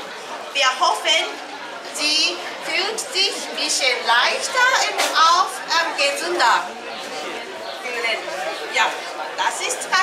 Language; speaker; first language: German; non-native, learner; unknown